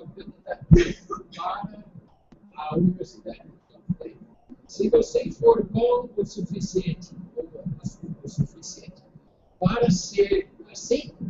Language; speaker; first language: Portuguese; non-native, fluent; English